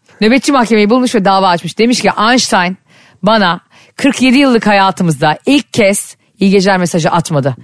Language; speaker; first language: Turkish; native; Turkish